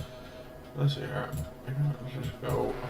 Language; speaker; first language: English; native; English